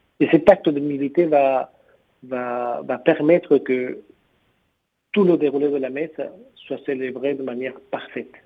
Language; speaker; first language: French; non-native, fluent; Spanish